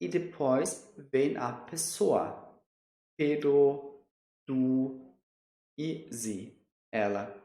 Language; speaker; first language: Portuguese; non-native, fluent; German